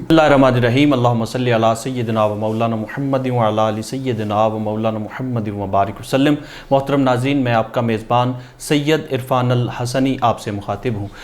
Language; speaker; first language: Urdu; non-native, local second language; Punjabi